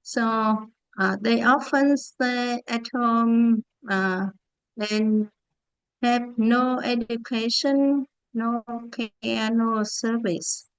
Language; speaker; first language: English; non-native, learner; Vietnamese